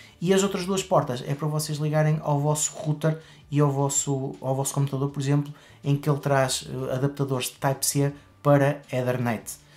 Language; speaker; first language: Portuguese; native; Portuguese